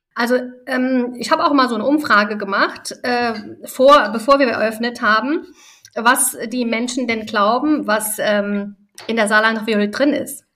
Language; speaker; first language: German; early bilingual, other home language; Italian